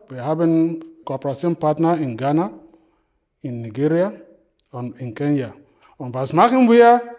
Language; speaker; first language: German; non-native, fluent; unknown